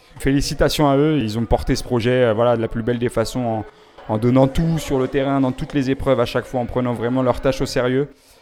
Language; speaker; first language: French; native; French